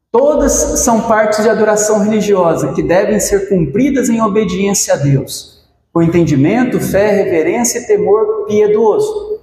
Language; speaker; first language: Portuguese; native; Portuguese